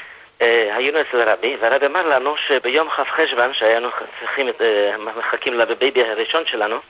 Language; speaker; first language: Hebrew; non-native, fluent; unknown